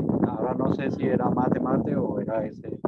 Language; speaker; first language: Portuguese; non-native, fluent; Spanish